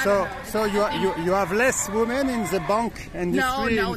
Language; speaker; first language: English; non-native, learner; French